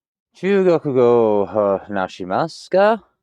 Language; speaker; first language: Japanese; non-native, learner; English